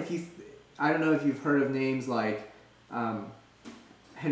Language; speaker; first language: English; native; English